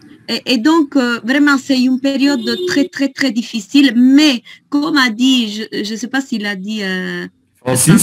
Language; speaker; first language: French; non-native, fluent; Italian